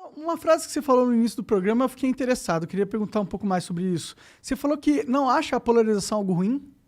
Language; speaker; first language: Portuguese; native; Portuguese